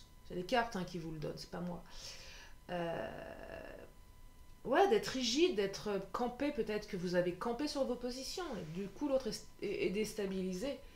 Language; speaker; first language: French; native; French